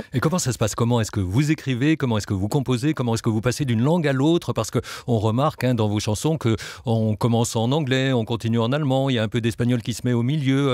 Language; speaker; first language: French; native; French